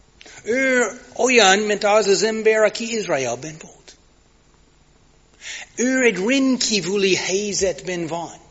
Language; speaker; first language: Hungarian; non-native, fluent; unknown